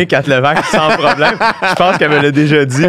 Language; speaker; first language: French; native; French